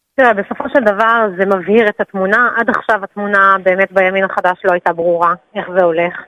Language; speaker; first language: Hebrew; native; Hebrew